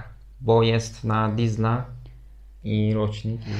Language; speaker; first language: Polish; non-native, fluent; Turkish